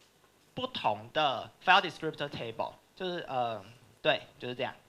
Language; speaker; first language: Chinese; native; Chinese